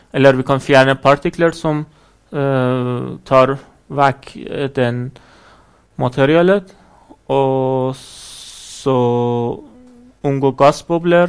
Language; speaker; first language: Swedish; non-native, fluent; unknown